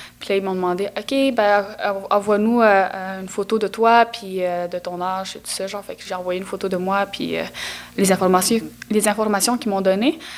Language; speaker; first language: French; non-native, local second language; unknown